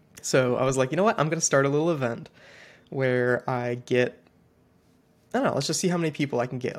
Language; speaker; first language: English; native; English